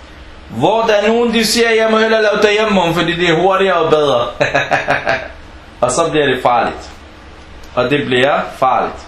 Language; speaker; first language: Danish; early bilingual, other home language; Arabic